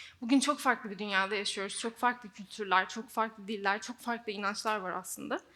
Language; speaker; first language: Turkish; native; Turkish